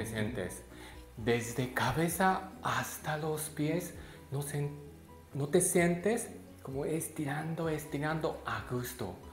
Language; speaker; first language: Spanish; non-native, learner; Japanese